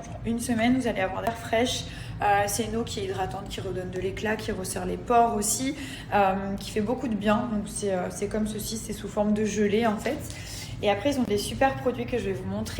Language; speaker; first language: French; native; French